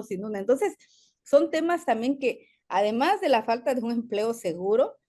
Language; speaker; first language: Spanish; native; Spanish